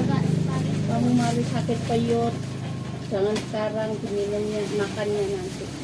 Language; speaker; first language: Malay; non-native, local second language; Javanese